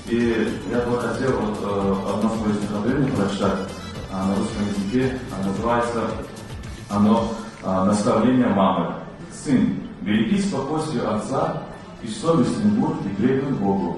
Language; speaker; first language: Russian; non-native, local second language; Lezghian